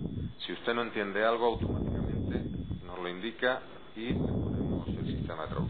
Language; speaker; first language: Spanish; native; Spanish